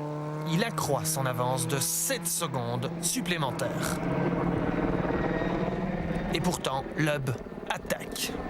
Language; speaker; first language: French; native; French